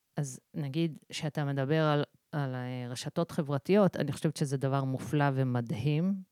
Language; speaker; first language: Hebrew; early bilingual, other home language; English